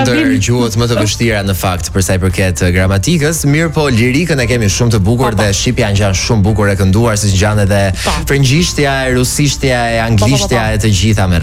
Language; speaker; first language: Albanian; native; Albanian